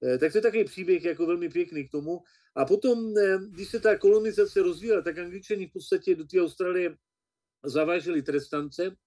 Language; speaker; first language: Czech; native; Czech